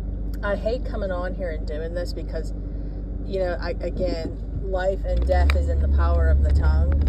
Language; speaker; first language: English; native; English